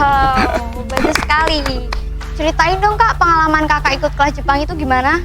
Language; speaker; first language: Indonesian; native; Indonesian